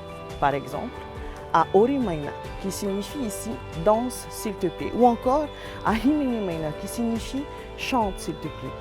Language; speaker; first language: French; native; French